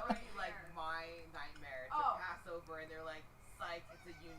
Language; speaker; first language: English; native; English